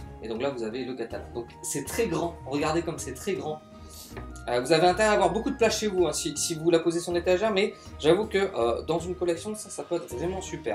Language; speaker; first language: French; native; French